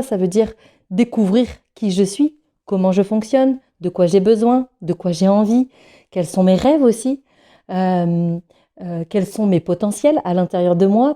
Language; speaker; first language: French; native; French